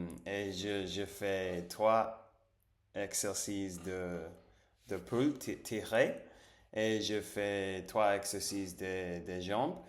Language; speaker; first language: French; non-native, fluent; Spanish